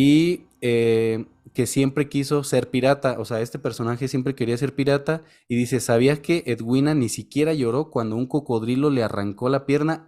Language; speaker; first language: Spanish; native; Spanish